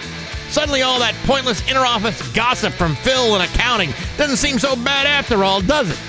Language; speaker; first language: English; native; English